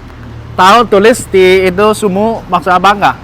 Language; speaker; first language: Indonesian; non-native, learner; Chinese